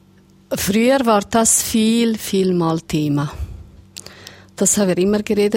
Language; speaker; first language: German; non-native, learner; Serbian